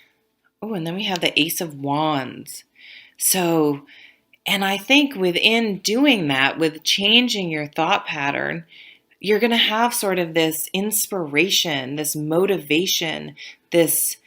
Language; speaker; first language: English; native; English